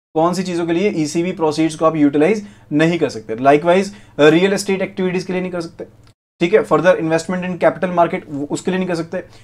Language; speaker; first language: Hindi; native; Hindi